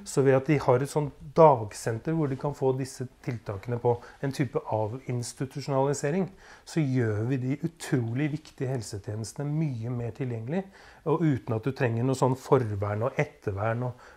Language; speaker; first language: Norwegian; native; Norwegian